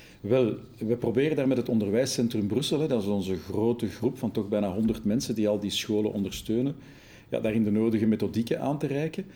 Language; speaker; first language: Dutch; native; Dutch